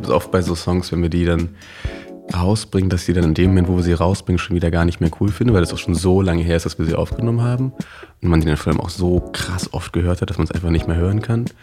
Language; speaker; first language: German; native; German